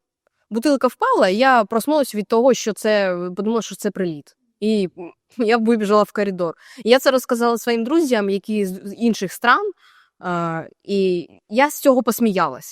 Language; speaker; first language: Ukrainian; native; Ukrainian